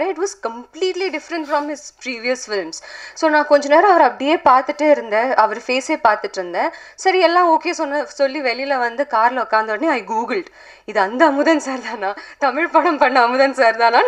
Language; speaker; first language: Tamil; non-native, local second language; Malayalam